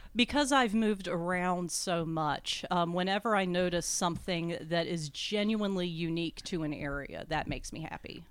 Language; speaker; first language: English; native; English